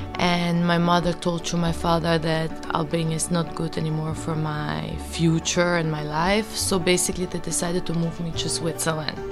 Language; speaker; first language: English; early bilingual, other home language; Albanian